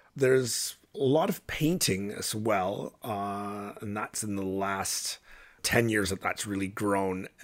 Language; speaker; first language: English; native; English